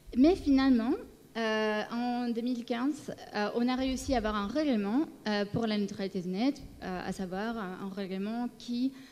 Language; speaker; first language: French; non-native, fluent; Spanish